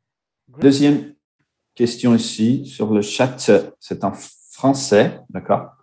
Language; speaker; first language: French; non-native, fluent; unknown